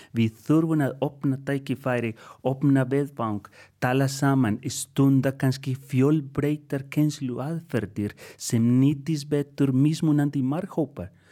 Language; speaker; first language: Icelandic; non-native, fluent; Spanish